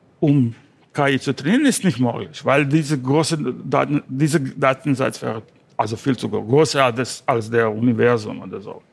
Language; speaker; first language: German; non-native, fluent; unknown